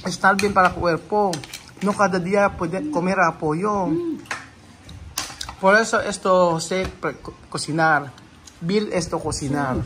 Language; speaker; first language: Spanish; non-native, learner; Filipino